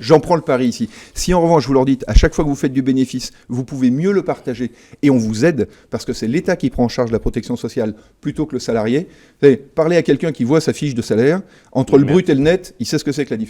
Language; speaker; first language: French; native; French